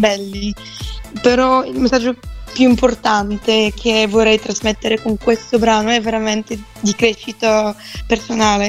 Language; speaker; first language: Italian; non-native, fluent; Bulgarian